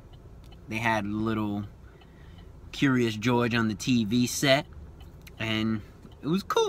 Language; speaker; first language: English; native; English